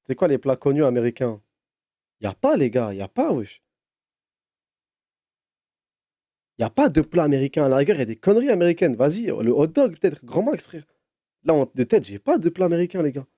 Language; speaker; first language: French; native; French